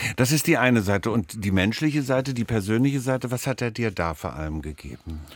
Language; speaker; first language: German; native; German